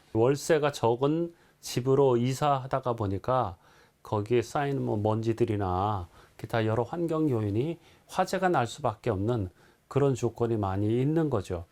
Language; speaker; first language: Korean; native; Korean